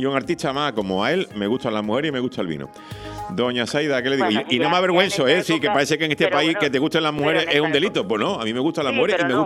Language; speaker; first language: Spanish; native; Spanish